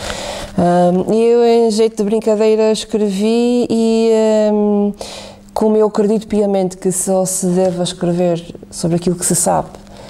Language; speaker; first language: Portuguese; native; Portuguese